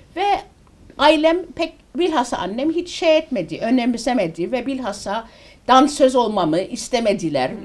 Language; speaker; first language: Turkish; early bilingual, heritage; Turkish